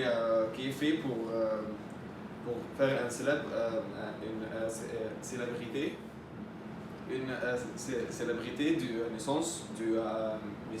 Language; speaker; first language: French; non-native, learner; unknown